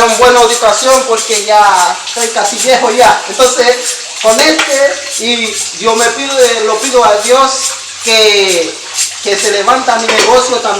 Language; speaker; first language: Spanish; non-native, learner; Haitian Creole